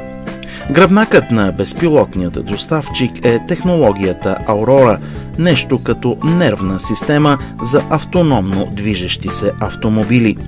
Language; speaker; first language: Bulgarian; native; Bulgarian